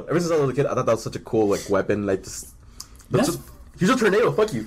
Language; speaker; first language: English; early bilingual, other home language; Spanish